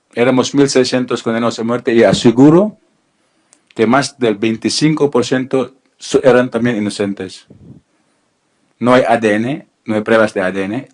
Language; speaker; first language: Spanish; non-native, learner; Filipino